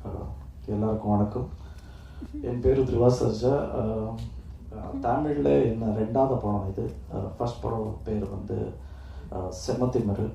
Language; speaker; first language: Tamil; non-native, learner; Kannada